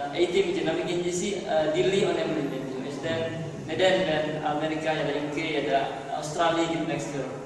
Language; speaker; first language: Turkish; non-native, learner; Indonesian